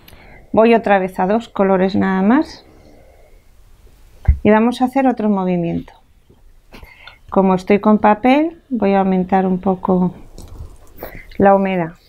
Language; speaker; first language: Spanish; native; Spanish